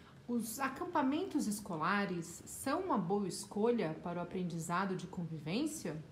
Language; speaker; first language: Portuguese; native; Portuguese